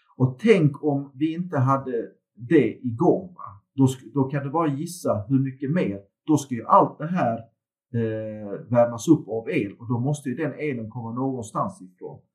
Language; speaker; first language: Swedish; early bilingual, other home language; Turkish